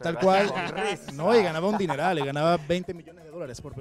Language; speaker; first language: Spanish; native; Spanish